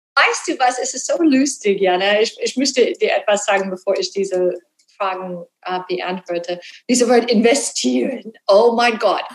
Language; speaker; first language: German; non-native, fluent; English